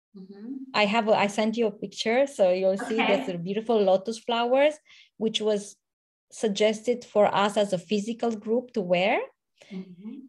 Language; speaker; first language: English; non-native, fluent; Romanian